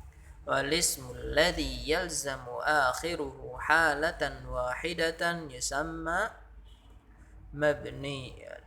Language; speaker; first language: Arabic; non-native, fluent; Indonesian